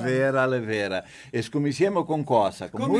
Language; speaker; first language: Italian; early bilingual, heritage; Italian